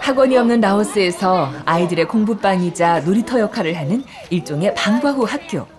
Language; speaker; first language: Korean; native; Korean